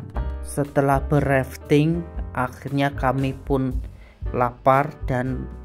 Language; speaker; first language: Indonesian; native; Indonesian